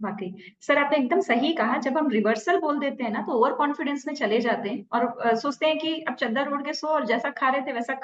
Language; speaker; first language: Hindi; native; Hindi